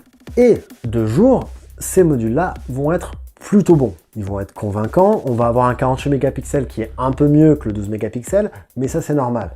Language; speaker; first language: French; native; French